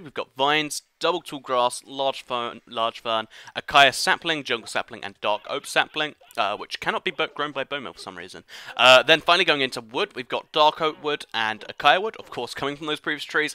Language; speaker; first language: English; native; English